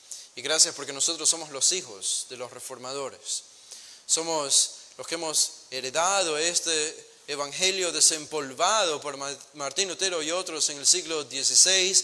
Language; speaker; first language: Spanish; native; Spanish